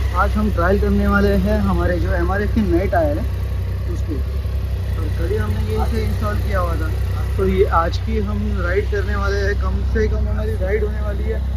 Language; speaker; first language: Hindi; non-native, local second language; Marathi